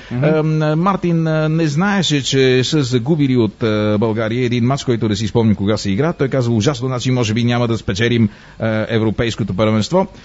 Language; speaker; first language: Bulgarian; native; Bulgarian